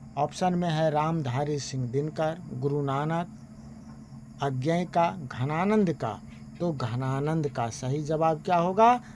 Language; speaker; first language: Hindi; native; Hindi